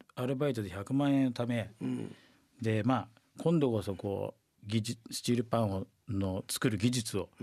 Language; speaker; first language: Japanese; native; Japanese